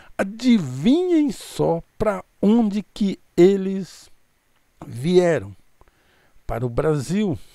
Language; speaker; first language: Portuguese; native; Portuguese